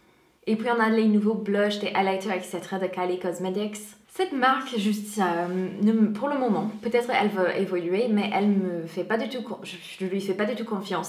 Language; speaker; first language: French; non-native, fluent; English